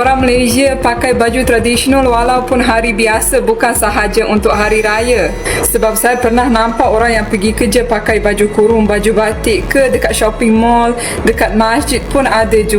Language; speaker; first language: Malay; non-native, fluent; Bosnian